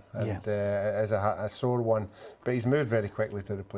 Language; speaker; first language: English; native; English